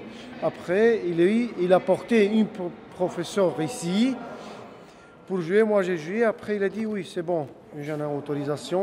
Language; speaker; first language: French; non-native, learner; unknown